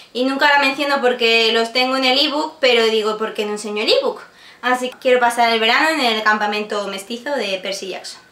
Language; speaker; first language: Spanish; native; Spanish